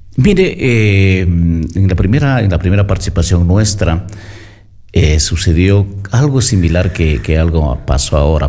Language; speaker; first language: Spanish; native; Spanish